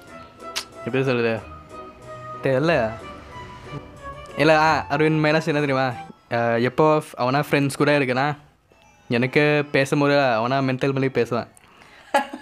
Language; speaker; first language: Tamil; non-native, learner; Thai